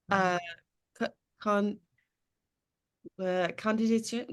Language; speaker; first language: French; non-native, learner; English